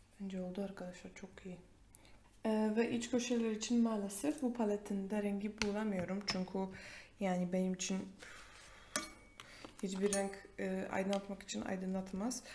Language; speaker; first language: Turkish; non-native, fluent; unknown